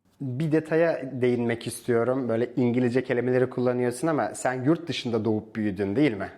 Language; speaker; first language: Turkish; native; Turkish